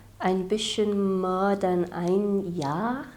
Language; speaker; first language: German; non-native, learner; English